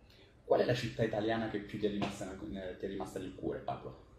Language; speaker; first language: Italian; native; Italian